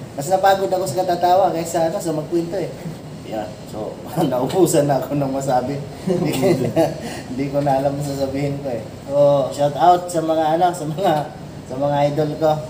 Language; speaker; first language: Filipino; non-native, local second language; Cebuano